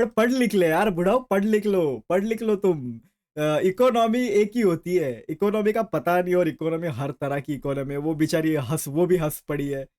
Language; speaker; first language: Hindi; native; Hindi